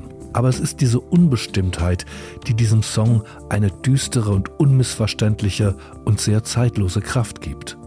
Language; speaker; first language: German; native; German